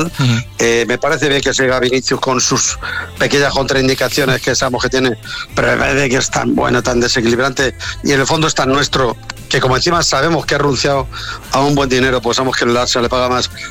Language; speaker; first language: Spanish; native; Spanish